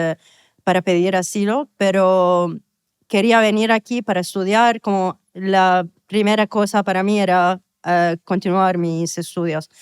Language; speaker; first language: Spanish; non-native, fluent; Arabic